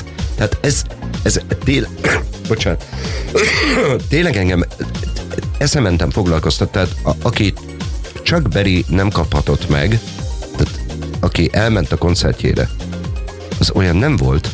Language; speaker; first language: Hungarian; native; Hungarian